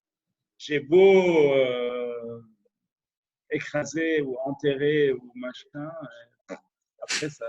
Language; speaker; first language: French; non-native, local second language; Arabic